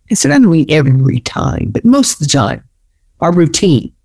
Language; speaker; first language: English; native; English